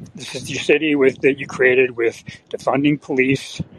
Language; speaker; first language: English; native; English